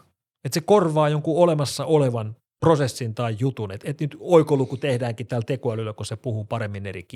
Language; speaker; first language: Finnish; native; Finnish